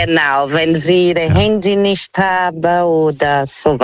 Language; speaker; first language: German; non-native, fluent; Portuguese